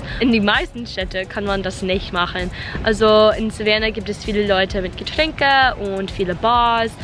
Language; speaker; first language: German; non-native, learner; English